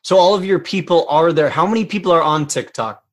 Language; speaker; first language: English; native; English